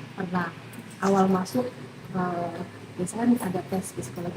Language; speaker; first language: Indonesian; native; Indonesian